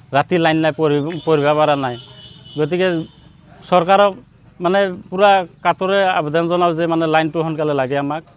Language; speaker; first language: Assamese; native; Assamese